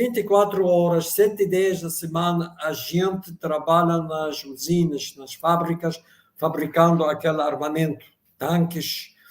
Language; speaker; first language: Portuguese; non-native, fluent; Russian